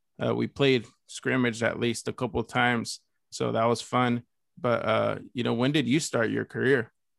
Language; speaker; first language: English; early bilingual, other home language; Spanish